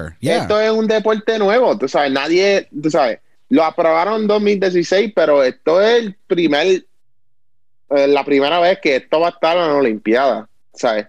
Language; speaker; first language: Spanish; early bilingual, heritage; Spanish